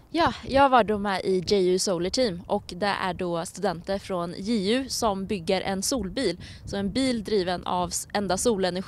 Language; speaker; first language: Swedish; native; Swedish